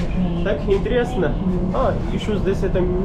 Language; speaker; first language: Russian; non-native, learner; Pashto